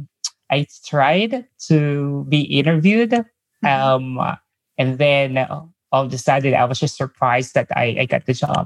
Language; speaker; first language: English; non-native, local second language; Filipino